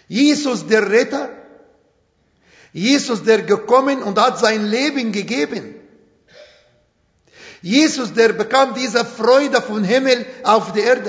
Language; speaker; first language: German; non-native, fluent; Arabic